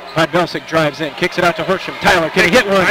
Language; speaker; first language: English; native; English